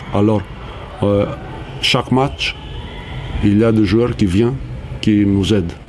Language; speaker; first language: French; non-native, fluent; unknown